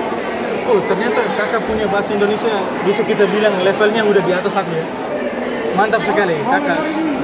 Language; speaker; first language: Indonesian; non-native, fluent; Tetum